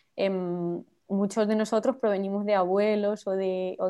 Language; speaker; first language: Spanish; native; Spanish